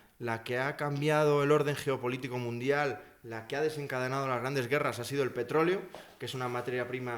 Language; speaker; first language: Spanish; native; Spanish